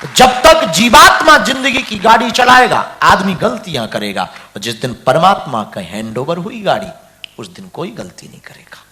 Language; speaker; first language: Hindi; native; Hindi